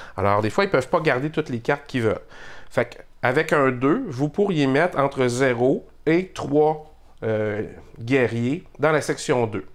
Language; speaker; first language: French; native; French